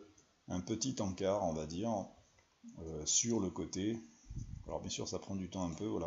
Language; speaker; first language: French; native; French